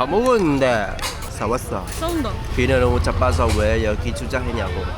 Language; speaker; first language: Korean; non-native, fluent; Vietnamese